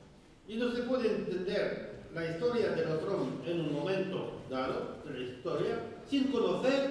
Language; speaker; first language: Spanish; non-native, fluent; French